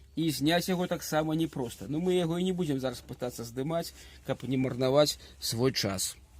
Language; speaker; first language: Belarusian; native; Belarusian